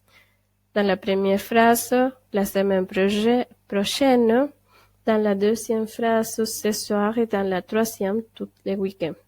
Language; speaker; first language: French; non-native, fluent; Spanish